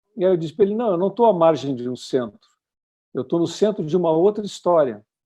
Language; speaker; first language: Portuguese; native; Portuguese